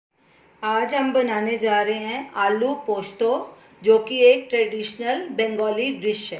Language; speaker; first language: Hindi; native; Hindi